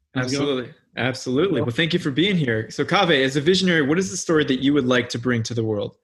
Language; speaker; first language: English; native; English